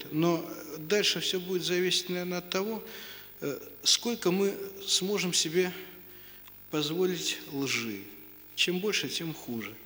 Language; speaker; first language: Russian; native; Russian